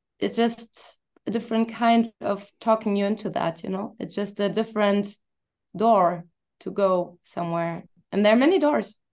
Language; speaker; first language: English; non-native, fluent; German